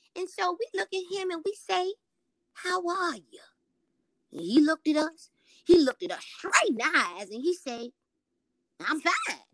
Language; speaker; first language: English; native; English